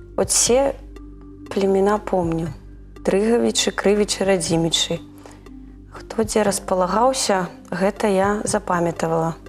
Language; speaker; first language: Belarusian; non-native, local second language; Russian